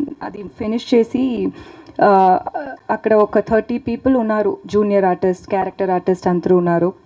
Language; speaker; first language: Telugu; non-native, learner; Tamil